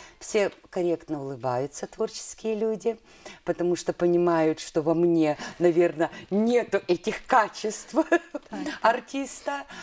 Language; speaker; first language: Russian; native; Russian